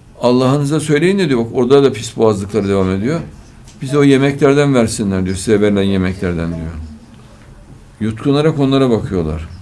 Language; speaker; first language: Turkish; native; Turkish